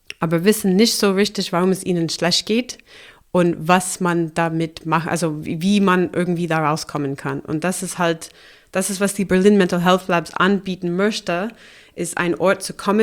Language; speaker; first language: German; non-native, fluent; English